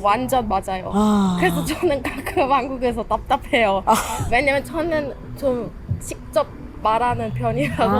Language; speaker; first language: Korean; non-native, fluent; German